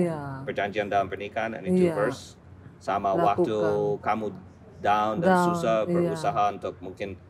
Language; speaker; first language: Indonesian; non-native, fluent; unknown